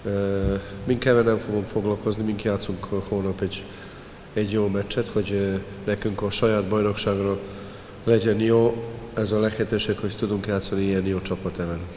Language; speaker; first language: Hungarian; non-native, fluent; Serbian